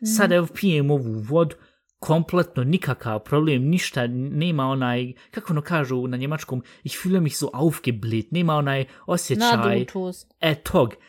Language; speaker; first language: Bosnian; early bilingual, heritage; Bosnian